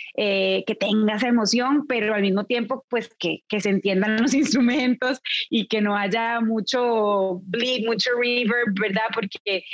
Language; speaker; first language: Spanish; native; Spanish